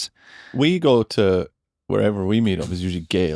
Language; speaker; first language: English; native; English